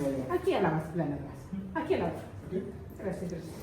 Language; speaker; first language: Spanish; native; Spanish